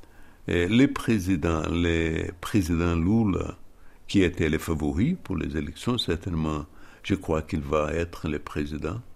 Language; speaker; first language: French; non-native, fluent; Portuguese